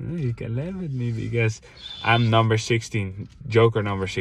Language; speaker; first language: English; non-native, fluent; Dutch